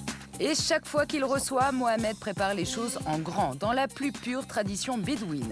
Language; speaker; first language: French; native; French